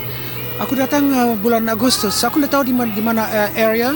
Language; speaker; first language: Indonesian; early bilingual, heritage; Indonesian